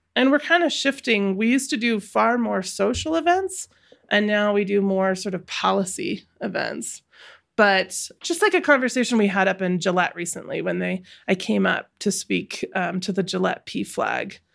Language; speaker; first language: English; native; English